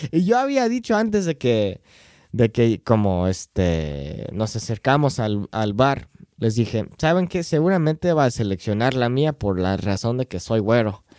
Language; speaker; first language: Spanish; non-native, fluent; English